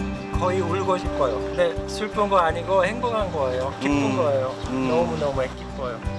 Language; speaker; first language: Korean; non-native, fluent; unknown